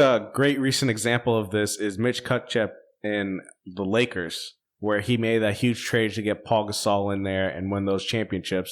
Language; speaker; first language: English; native; English